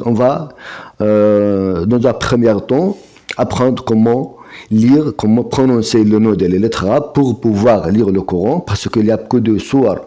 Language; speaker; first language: French; non-native, fluent; Arabic